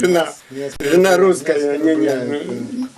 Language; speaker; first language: Russian; non-native, local second language; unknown